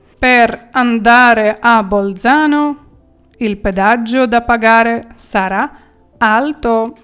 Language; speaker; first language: Italian; non-native, fluent; Ukrainian